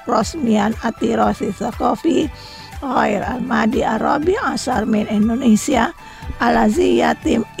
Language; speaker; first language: Arabic; non-native, learner; Indonesian